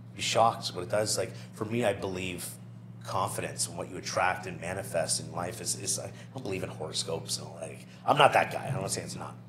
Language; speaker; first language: English; native; English